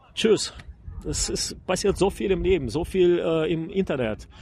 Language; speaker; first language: German; non-native, fluent; Russian